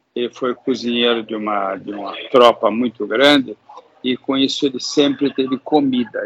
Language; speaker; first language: Portuguese; early bilingual, other home language; Hungarian